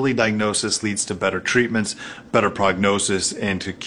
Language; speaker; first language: English; native; English